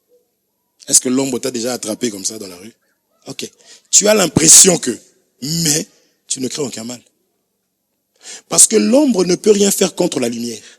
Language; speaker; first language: French; non-native, local second language; Lingala